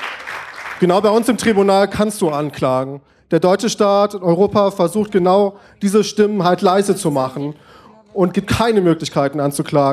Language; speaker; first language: German; native; German